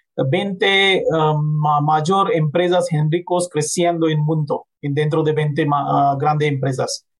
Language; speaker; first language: Spanish; non-native, learner; Hindi